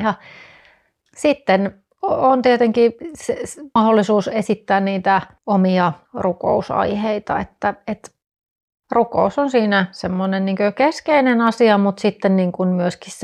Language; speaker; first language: Finnish; native; Finnish